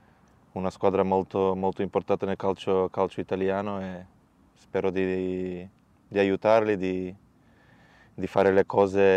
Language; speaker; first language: Italian; non-native, fluent; Macedonian